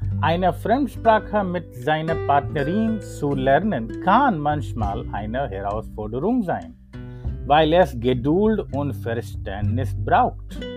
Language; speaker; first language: German; non-native, learner; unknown